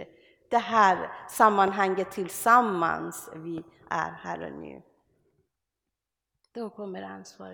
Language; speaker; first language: Swedish; non-native, learner; Persian